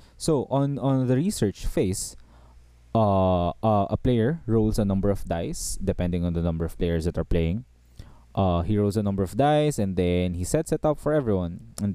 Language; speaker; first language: English; non-native, local second language; Filipino